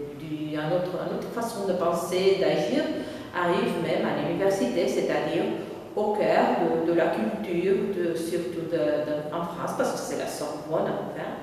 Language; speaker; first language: French; non-native, fluent; Catalan